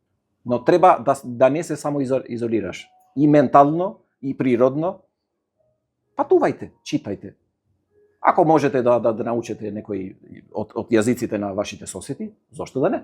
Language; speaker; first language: Macedonian; non-native, fluent; Albanian